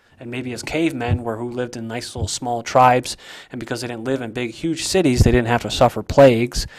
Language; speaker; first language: English; native; English